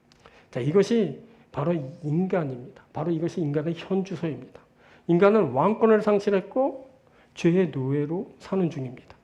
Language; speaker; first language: Korean; native; Korean